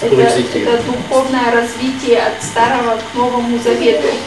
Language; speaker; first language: Russian; native; Russian